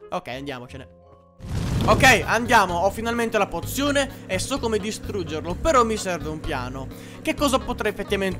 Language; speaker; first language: Italian; native; Italian